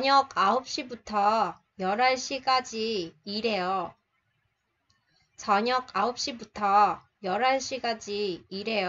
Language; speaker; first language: Korean; non-native, fluent; Vietnamese